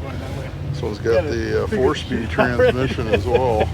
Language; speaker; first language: English; native; English